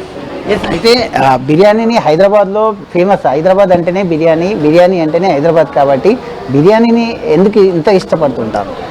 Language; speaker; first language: Telugu; native; Telugu